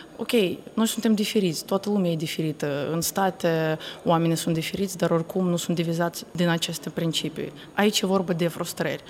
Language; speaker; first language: Romanian; non-native, local second language; Russian